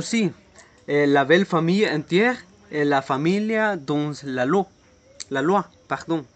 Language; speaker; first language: French; non-native, learner; Spanish